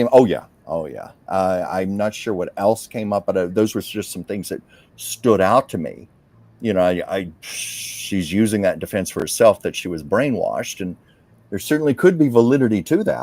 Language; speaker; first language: English; native; English